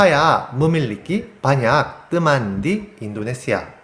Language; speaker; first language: Indonesian; non-native, learner; Korean